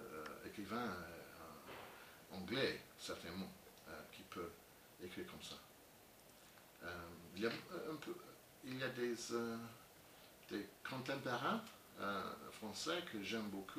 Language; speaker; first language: French; non-native, learner; English